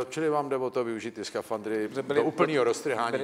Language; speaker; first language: Czech; native; Czech